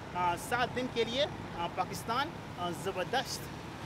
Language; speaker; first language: Hindi; non-native, learner; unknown